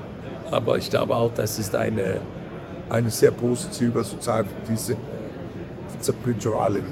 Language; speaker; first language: German; non-native, learner; Danish